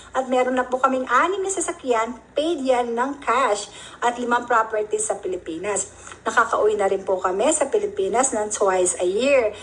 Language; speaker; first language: Filipino; non-native, local second language; Pampanga